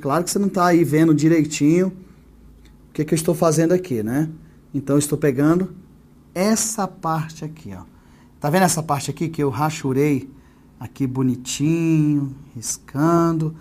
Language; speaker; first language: Portuguese; native; Portuguese